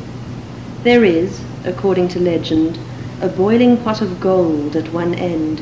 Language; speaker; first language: English; native; English